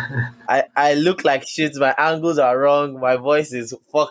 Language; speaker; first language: English; non-native, local second language; Yoruba